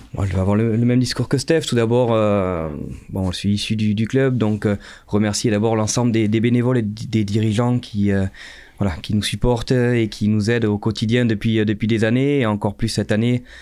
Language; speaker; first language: French; native; French